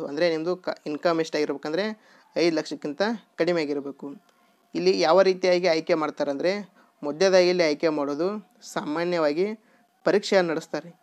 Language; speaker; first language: Kannada; native; Kannada